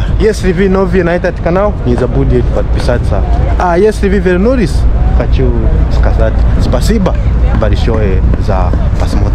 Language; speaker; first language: Russian; non-native, fluent; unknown